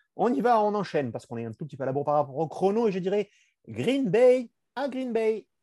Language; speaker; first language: French; native; French